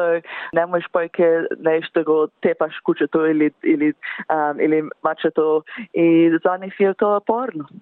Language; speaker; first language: Macedonian; early bilingual, heritage; English